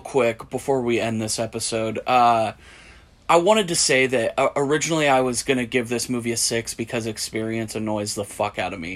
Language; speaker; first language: English; native; English